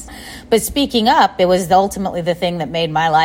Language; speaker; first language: English; native; English